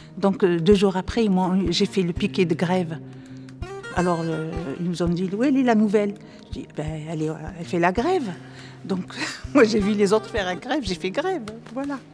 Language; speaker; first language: French; non-native, local second language; Arabic